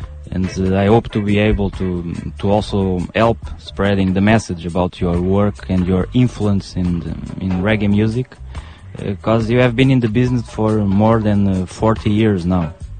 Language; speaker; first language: English; non-native, fluent; Portuguese